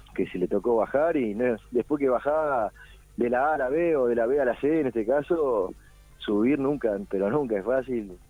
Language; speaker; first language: Spanish; native; Spanish